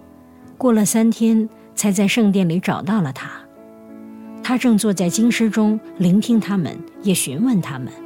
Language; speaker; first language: Chinese; native; Chinese